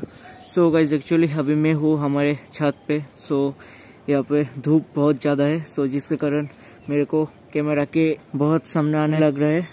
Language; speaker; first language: Hindi; non-native, local second language; Bangla